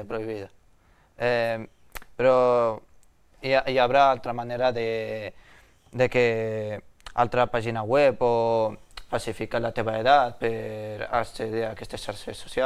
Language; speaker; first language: Catalan; early bilingual, other home language; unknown